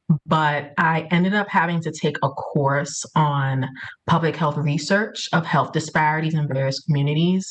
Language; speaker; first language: English; early bilingual, other home language; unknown